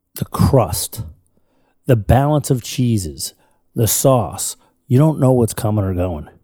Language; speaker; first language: English; native; English